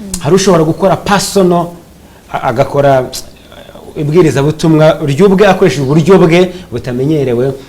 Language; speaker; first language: Kinyarwanda; native; Kinyarwanda